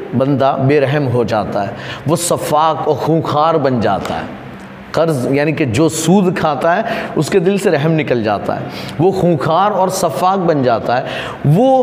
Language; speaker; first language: Urdu; non-native, local second language; Gujarati